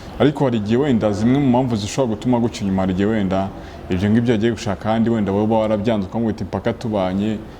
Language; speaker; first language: Kinyarwanda; native; Kinyarwanda